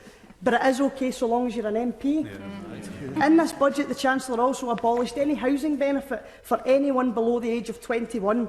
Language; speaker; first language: English; native; English